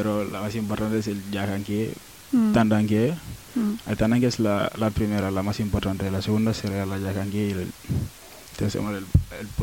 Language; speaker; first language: Spanish; non-native, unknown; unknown